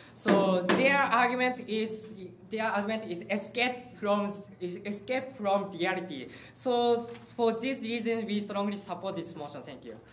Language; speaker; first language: English; non-native, learner; Japanese